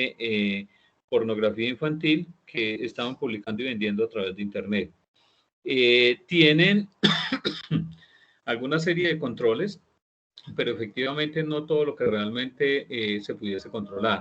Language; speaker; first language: Spanish; native; Spanish